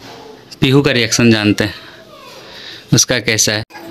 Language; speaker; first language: Hindi; native; Hindi